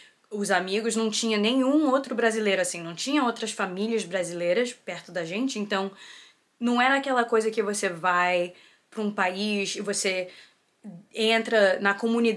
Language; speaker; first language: Portuguese; early bilingual, heritage; Portuguese